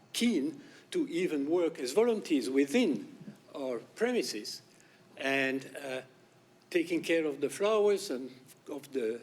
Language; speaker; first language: English; non-native, fluent; French